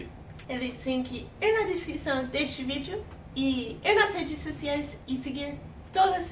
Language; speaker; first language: Portuguese; non-native, fluent; English